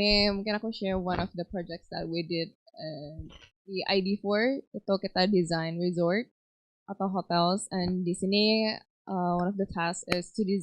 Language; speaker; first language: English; non-native, fluent; Indonesian